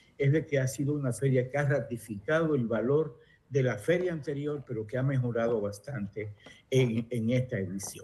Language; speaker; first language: Spanish; native; Spanish